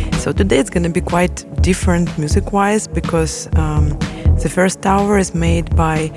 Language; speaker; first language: English; non-native, fluent; Ukrainian